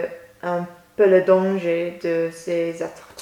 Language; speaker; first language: French; non-native, learner; English